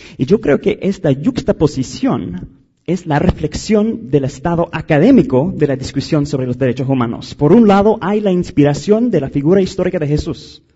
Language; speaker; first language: Spanish; non-native, fluent; English